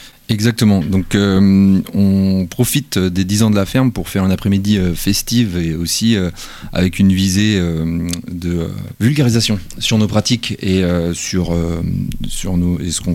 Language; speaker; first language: French; native; French